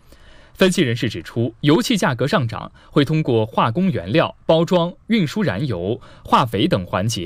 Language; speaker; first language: Chinese; native; Chinese